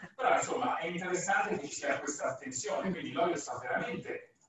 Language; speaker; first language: Italian; native; Italian